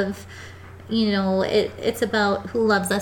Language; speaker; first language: English; native; English